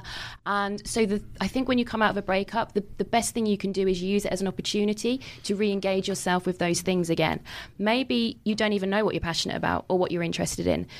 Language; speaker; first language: English; native; English